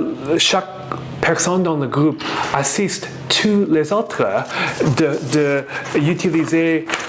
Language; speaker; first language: French; non-native, learner; English